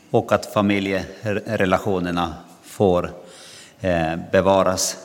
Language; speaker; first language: Swedish; non-native, local second language; Finnish